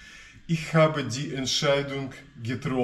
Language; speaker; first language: German; non-native, learner; Russian